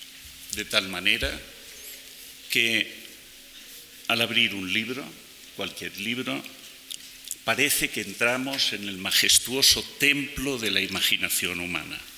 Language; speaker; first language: Spanish; native; Spanish